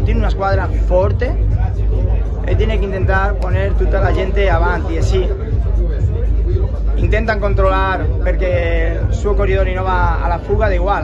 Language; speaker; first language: Italian; non-native, learner; Spanish